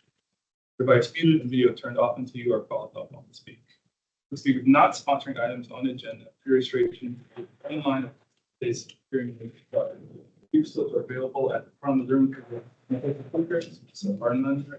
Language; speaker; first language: English; native; English